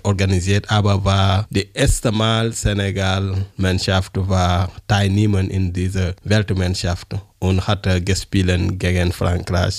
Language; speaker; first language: German; non-native, learner; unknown